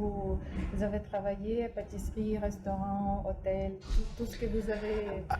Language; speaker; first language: French; non-native, fluent; Russian